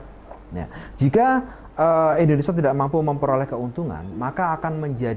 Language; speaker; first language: Indonesian; native; Indonesian